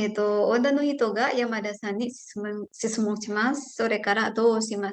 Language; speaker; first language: Japanese; non-native, fluent; Indonesian